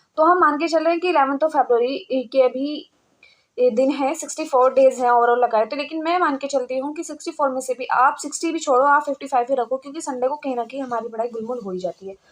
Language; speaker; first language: Hindi; native; Hindi